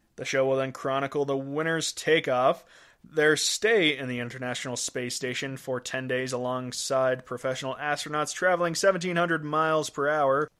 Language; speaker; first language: English; native; English